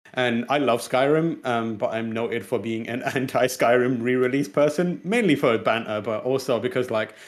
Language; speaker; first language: English; non-native, local second language; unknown